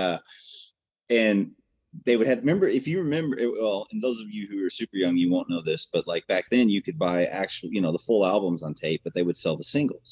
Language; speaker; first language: English; native; English